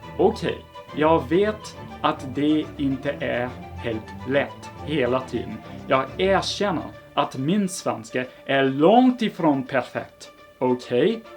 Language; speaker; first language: Swedish; non-native, fluent; English